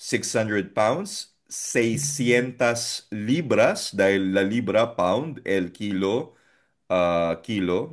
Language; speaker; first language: Spanish; non-native, fluent; Filipino